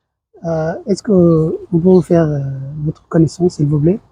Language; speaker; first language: French; non-native, learner; Arabic